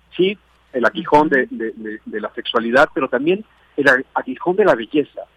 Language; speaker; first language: Spanish; native; Spanish